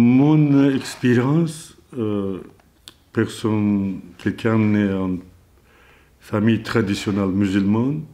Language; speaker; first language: French; non-native, learner; Azerbaijani